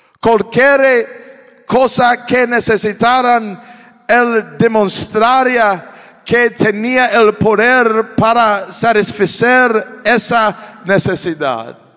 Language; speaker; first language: Spanish; non-native, learner; English